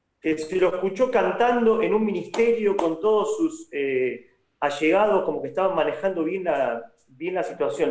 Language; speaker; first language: Spanish; native; Spanish